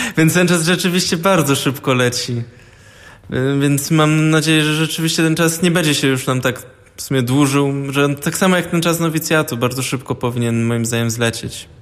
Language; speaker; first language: Polish; early bilingual, heritage; Polish